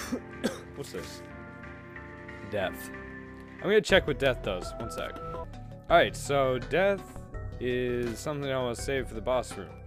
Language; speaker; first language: English; native; English